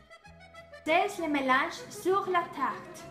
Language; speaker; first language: French; non-native, learner; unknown